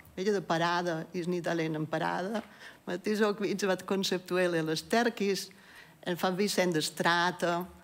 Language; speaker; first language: Dutch; non-native, fluent; Catalan